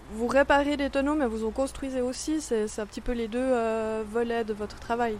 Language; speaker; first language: French; native; French